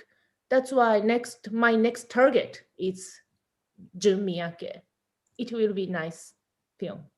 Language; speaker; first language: English; non-native, learner; Japanese